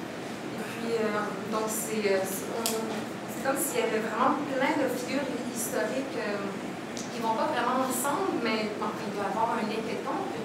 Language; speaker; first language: French; native; French